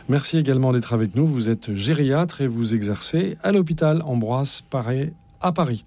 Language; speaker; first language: French; native; French